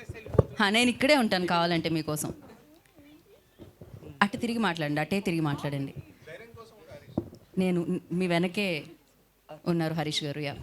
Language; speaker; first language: Telugu; native; Telugu